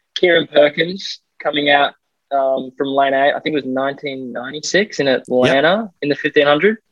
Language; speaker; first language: English; native; English